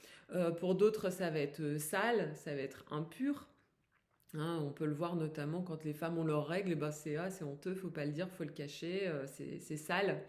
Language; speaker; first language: French; native; French